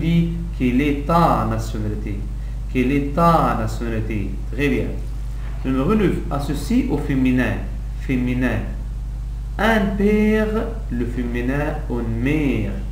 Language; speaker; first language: French; non-native, local second language; Arabic